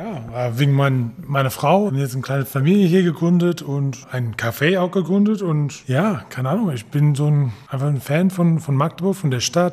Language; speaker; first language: German; non-native, fluent; English